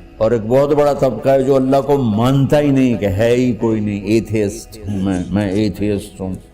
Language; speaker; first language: Urdu; non-native, local second language; Punjabi